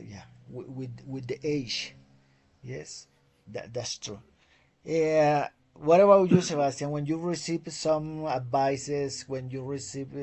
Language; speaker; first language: English; non-native, fluent; Spanish